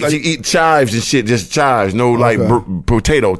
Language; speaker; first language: English; native; English